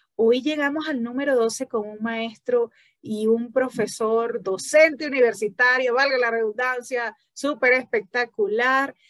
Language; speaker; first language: Spanish; native; Spanish